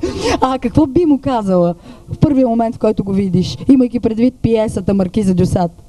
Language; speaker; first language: Bulgarian; native; Bulgarian